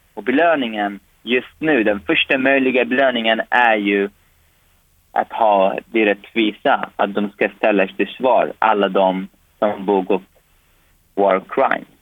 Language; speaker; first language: Swedish; non-native, fluent; Arabic